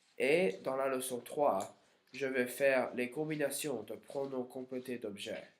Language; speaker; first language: French; non-native, learner; English